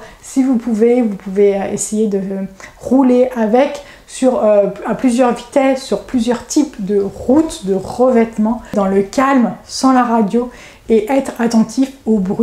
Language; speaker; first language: French; native; French